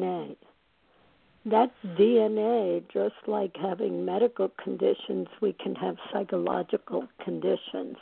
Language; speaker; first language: English; native; English